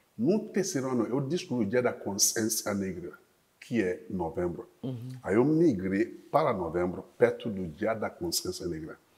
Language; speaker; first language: Portuguese; non-native, fluent; Yoruba